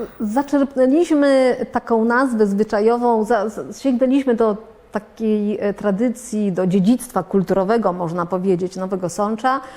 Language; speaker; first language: Polish; native; Polish